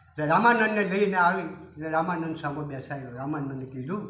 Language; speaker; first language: Hindi; non-native, local second language; Gujarati